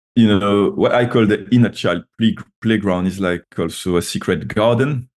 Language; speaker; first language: English; non-native, fluent; French